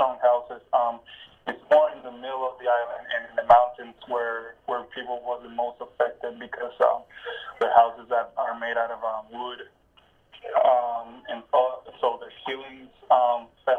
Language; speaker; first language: English; non-native, fluent; Spanish